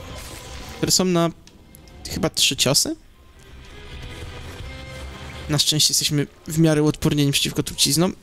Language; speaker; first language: Polish; native; Polish